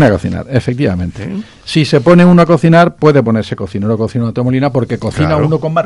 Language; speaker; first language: Spanish; native; Spanish